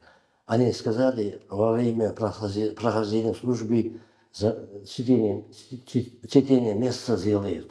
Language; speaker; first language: Russian; non-native, learner; Uzbek